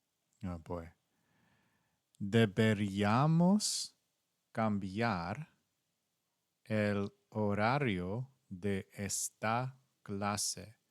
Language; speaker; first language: Spanish; non-native, learner; English